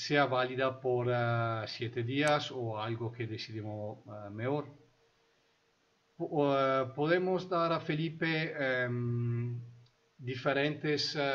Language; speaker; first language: Spanish; non-native, fluent; Italian